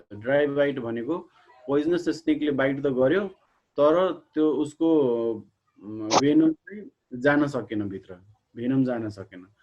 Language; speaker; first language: Nepali; non-native, local second language; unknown